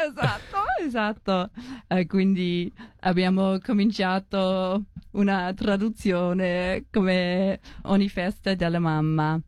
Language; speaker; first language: Italian; non-native, learner; English